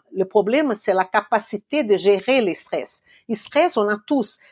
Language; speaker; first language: French; non-native, fluent; Portuguese